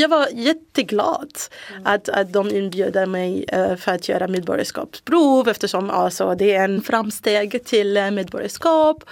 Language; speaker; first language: Swedish; non-native, fluent; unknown